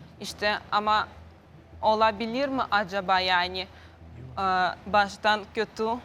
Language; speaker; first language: Turkish; non-native, learner; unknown